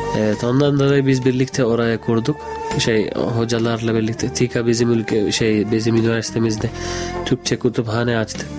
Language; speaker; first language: Turkish; non-native, fluent; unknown